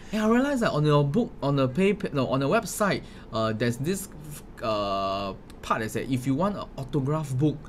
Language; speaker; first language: English; non-native, local second language; Chinese